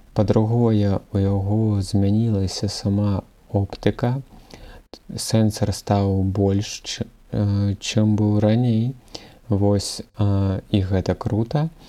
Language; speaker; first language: Belarusian; non-native, local second language; Russian